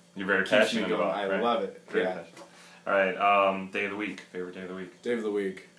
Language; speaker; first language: English; native; English